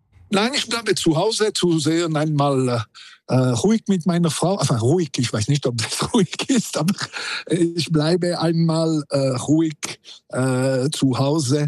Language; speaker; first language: German; non-native, learner; French